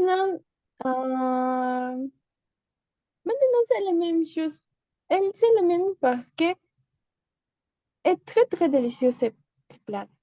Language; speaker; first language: French; non-native, learner; Spanish